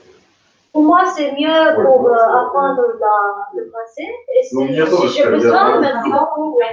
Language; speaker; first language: French; non-native, learner; English